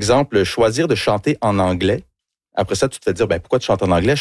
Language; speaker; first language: French; early bilingual, other home language; English